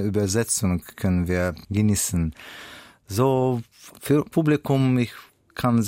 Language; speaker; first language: German; non-native, learner; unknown